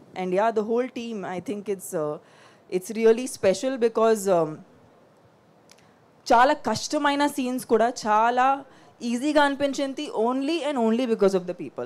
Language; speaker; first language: Telugu; non-native, fluent; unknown